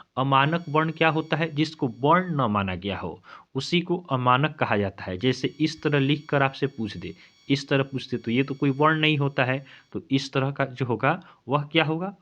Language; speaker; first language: Hindi; native; Hindi